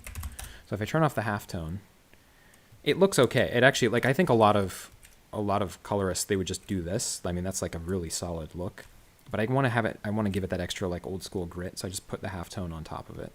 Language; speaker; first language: English; native; English